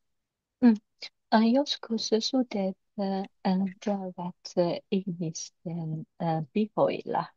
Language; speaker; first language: Finnish; non-native, learner; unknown